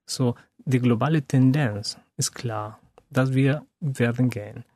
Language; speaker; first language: German; non-native, fluent; Spanish